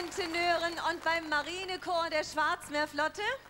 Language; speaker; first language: German; native; German